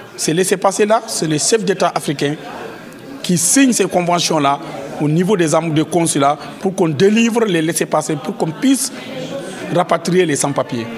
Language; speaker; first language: French; non-native, local second language; Fula